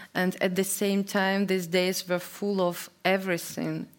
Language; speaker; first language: English; non-native, fluent; Ukrainian